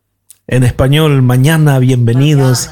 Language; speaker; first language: Spanish; native; Spanish